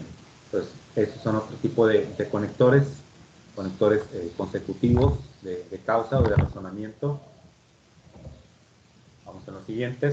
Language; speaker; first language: Spanish; native; Spanish